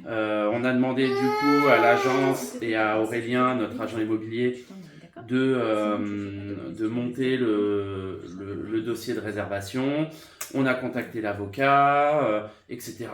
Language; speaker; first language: French; native; French